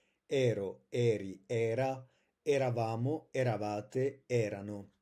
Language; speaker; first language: Italian; non-native, fluent; French